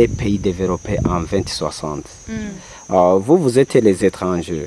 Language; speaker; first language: French; non-native, local second language; Rundi